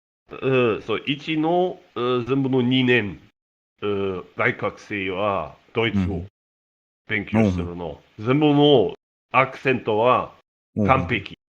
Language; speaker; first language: Japanese; non-native, learner; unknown